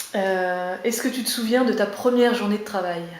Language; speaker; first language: French; native; French